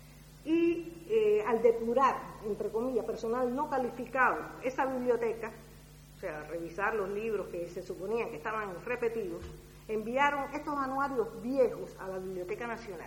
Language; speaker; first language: Spanish; native; Spanish